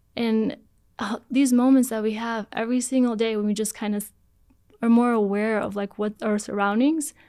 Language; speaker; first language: English; early bilingual, other home language; Polish